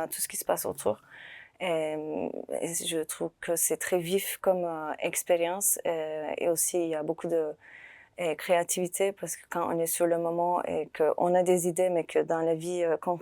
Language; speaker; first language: French; non-native, fluent; Turkish